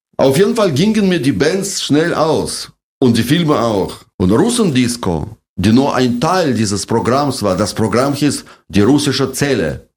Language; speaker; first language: German; non-native, fluent; Russian